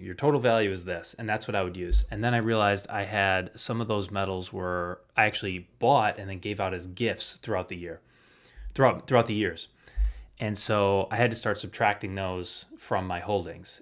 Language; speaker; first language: English; native; English